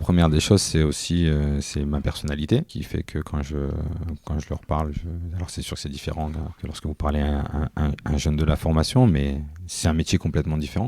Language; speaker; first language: French; native; French